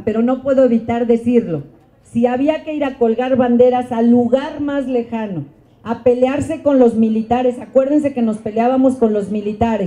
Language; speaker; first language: Spanish; native; Spanish